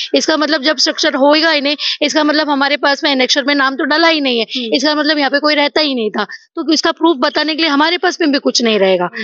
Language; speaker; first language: Hindi; non-native, local second language; Marathi